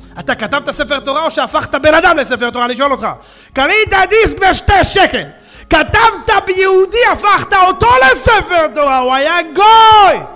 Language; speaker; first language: Hebrew; native; Hebrew